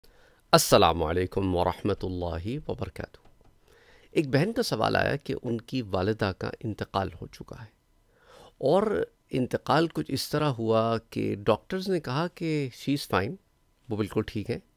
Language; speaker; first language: Urdu; native; Urdu